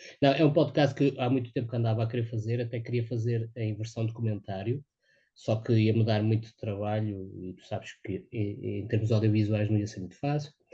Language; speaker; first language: Portuguese; native; Portuguese